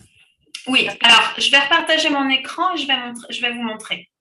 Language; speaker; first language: French; native; French